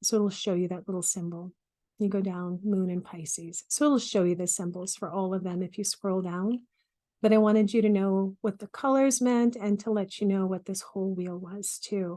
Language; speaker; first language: English; native; English